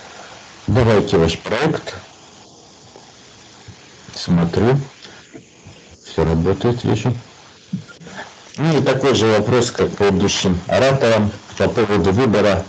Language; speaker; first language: Russian; native; Russian